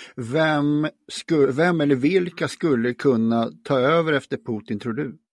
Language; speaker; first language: Swedish; native; Swedish